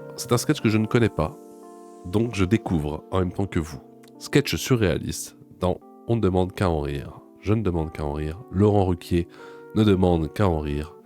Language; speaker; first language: French; native; French